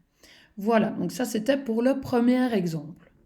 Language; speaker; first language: French; native; French